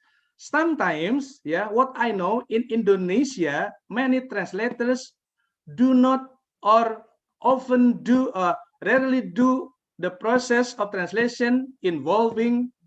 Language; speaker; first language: English; non-native, fluent; Indonesian